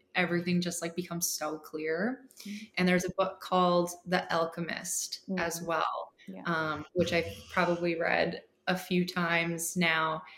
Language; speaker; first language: English; native; English